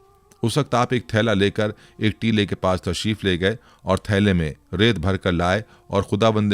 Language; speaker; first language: Urdu; native; Urdu